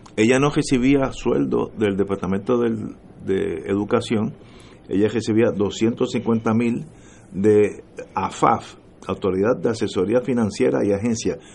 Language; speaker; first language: Spanish; native; Spanish